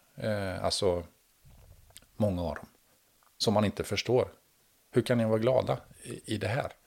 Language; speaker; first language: Swedish; native; Swedish